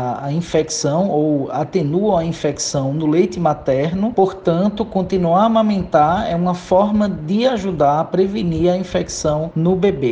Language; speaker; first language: Portuguese; native; Portuguese